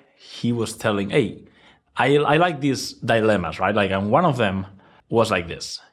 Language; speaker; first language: English; non-native, fluent; Spanish